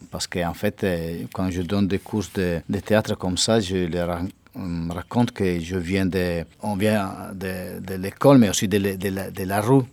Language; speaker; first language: French; non-native, fluent; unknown